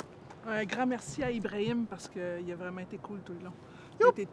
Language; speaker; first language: French; native; French